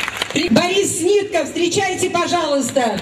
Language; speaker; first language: Russian; native; Russian